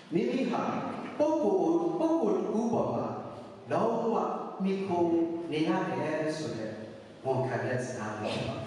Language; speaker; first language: Burmese; non-native, local second language; Kachin